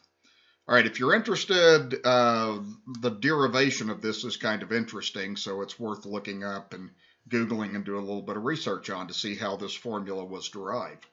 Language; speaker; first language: English; native; English